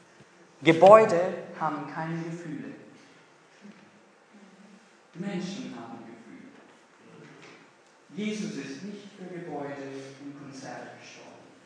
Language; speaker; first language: German; non-native, fluent; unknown